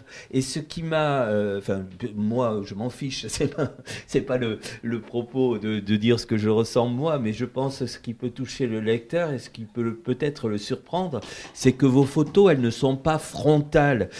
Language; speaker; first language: French; native; French